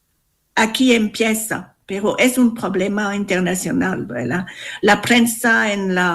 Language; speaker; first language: Spanish; non-native, learner; French